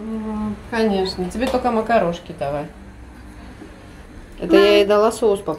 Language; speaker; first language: Russian; native; Russian